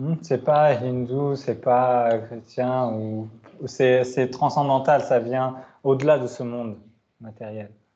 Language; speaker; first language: French; native; French